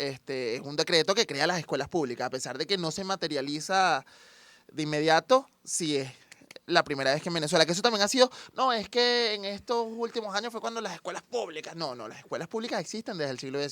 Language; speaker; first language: Spanish; native; Spanish